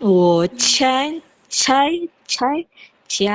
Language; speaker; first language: Chinese; non-native, learner; Indonesian